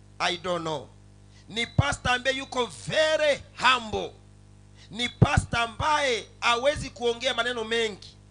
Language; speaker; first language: Swahili; non-native, local second language; Sukuma